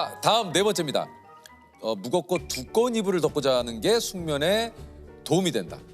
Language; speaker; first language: Korean; native; Korean